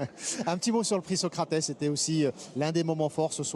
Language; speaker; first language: French; native; French